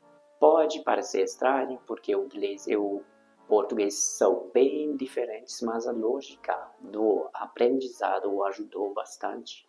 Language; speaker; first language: Portuguese; non-native, fluent; Hungarian